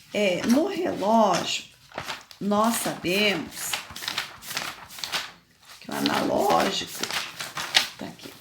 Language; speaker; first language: Portuguese; native; Portuguese